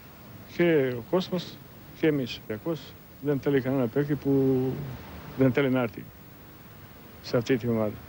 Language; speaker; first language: Greek; non-native, fluent; Serbian